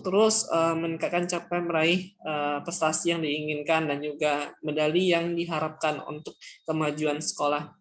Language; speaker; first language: Indonesian; non-native, local second language; Minangkabau